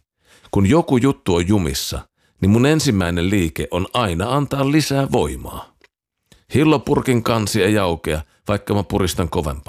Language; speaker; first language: Finnish; native; Finnish